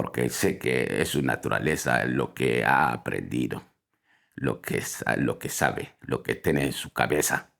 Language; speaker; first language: Spanish; non-native, fluent; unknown